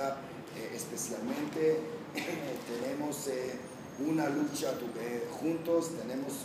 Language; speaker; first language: Spanish; non-native, fluent; Hebrew